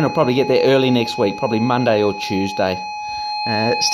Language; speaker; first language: English; native; English